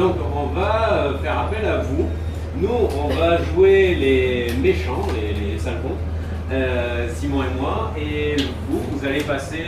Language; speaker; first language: French; native; French